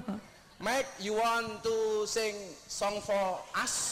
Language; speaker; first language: English; non-native, learner; Javanese